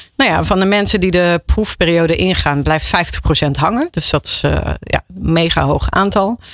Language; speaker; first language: Dutch; native; Dutch